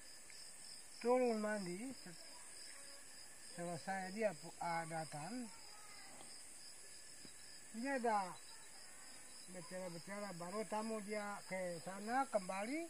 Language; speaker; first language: Indonesian; non-native, local second language; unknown